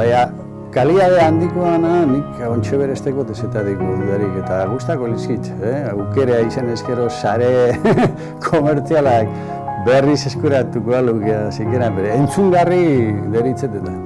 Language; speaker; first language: Basque; native; Basque